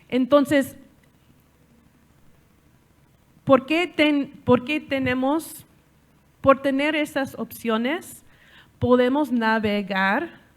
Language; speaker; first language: Spanish; non-native, learner; English